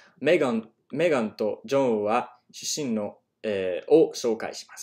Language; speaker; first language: Japanese; non-native, learner; English